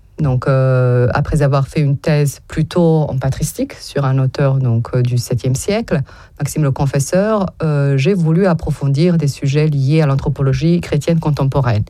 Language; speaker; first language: French; non-native, fluent; Serbian